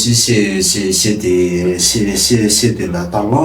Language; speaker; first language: French; non-native, learner; Malagasy